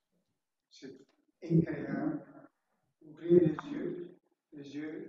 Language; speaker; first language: French; non-native, learner; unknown